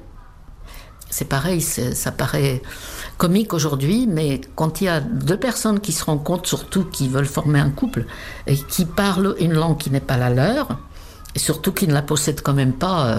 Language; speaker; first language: French; non-native, fluent; Czech